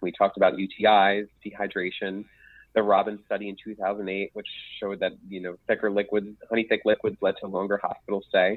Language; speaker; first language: English; native; English